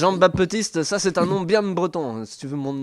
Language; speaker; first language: French; native; French